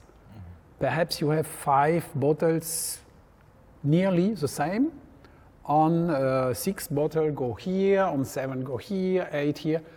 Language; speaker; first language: English; non-native, learner; French